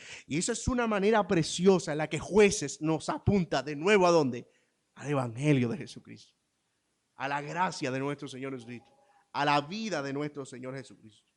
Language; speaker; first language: Spanish; native; Spanish